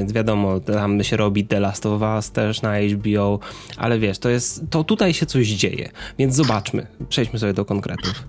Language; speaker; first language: Polish; native; Polish